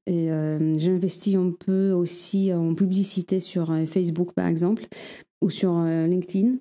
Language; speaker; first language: French; non-native, fluent; Polish